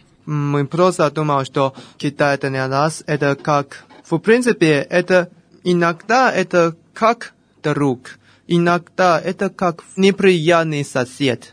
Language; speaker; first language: Russian; non-native, fluent; Chinese